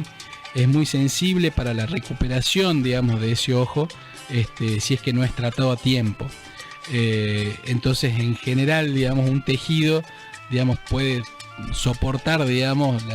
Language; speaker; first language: Spanish; native; Spanish